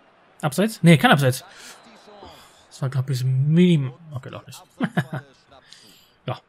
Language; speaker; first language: German; native; German